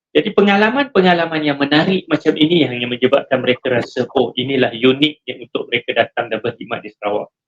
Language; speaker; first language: Malay; native; Malay